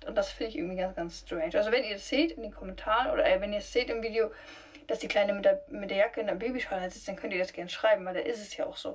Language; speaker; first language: German; native; German